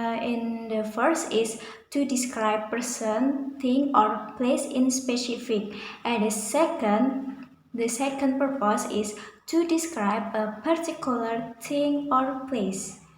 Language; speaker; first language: English; non-native, learner; Indonesian